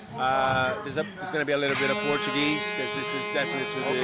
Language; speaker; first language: English; non-native, fluent; Portuguese